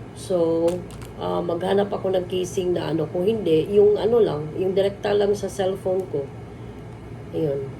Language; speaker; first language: Filipino; non-native, local second language; Cebuano